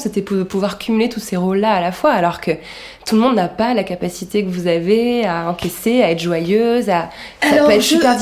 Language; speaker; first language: French; native; French